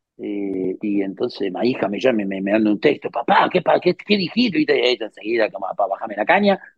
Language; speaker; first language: Spanish; native; Spanish